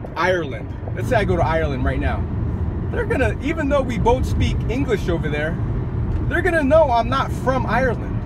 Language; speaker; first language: English; native; English